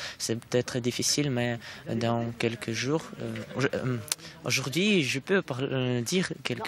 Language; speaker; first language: French; non-native, learner; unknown